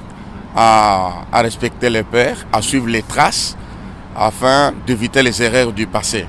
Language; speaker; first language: French; non-native, local second language; Swahili